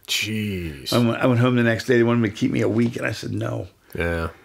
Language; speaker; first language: English; native; English